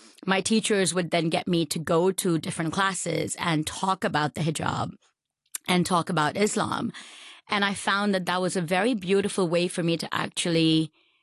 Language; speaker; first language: English; non-native, local second language; Urdu